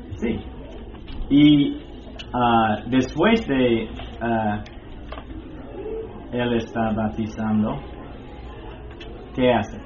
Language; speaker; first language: Spanish; non-native, fluent; English